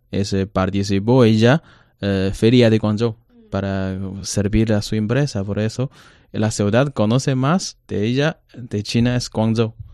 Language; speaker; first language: Spanish; non-native, learner; Chinese